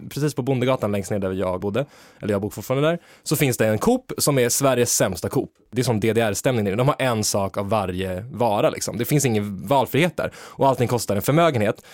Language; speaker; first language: Swedish; native; Swedish